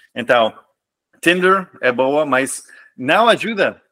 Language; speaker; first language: Portuguese; non-native, fluent; English